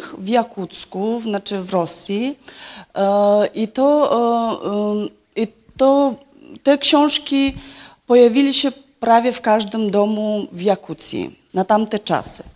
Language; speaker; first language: Polish; non-native, fluent; Yakut